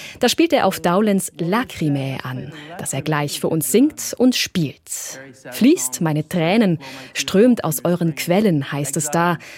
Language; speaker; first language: German; native; German